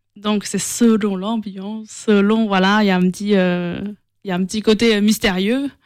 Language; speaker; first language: French; non-native, fluent; Cantonese